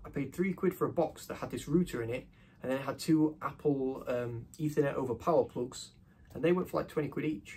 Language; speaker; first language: English; native; English